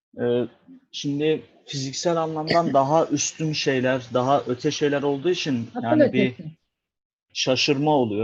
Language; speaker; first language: Turkish; native; Turkish